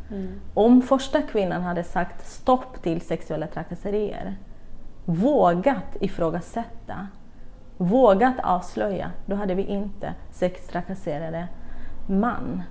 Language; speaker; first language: Swedish; non-native, fluent; Kurdish